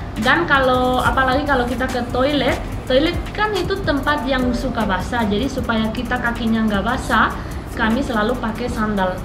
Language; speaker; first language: Indonesian; non-native, fluent; Spanish